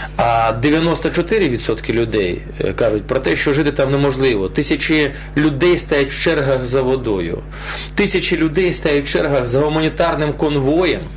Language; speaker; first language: Ukrainian; non-native, local second language; Russian